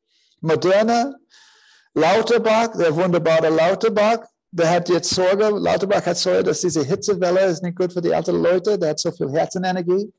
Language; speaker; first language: German; non-native, fluent; English